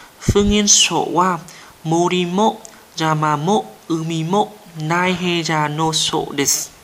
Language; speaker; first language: Japanese; non-native, learner; Vietnamese